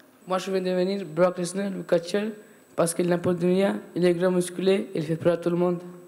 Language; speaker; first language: French; non-native, learner; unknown